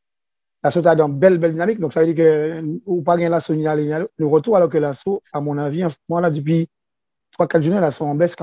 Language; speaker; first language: French; native; French